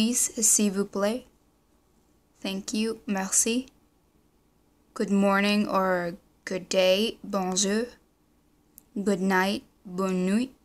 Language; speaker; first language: French; non-native, learner; English